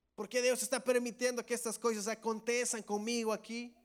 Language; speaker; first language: Portuguese; non-native, learner; Spanish